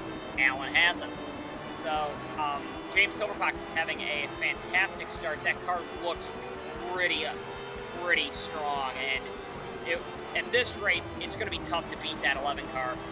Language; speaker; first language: English; native; English